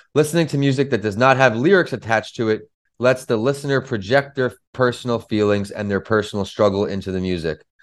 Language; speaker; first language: English; native; English